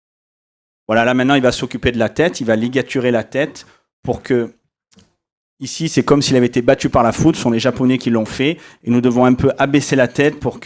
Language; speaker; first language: French; native; French